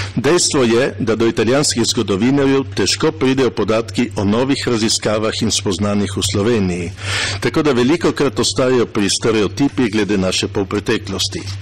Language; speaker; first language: Slovenian; native; Slovenian